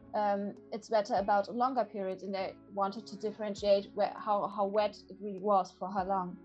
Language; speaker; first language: English; non-native, fluent; German